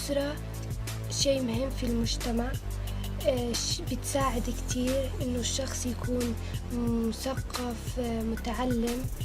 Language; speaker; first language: Arabic; early bilingual, heritage; Arabic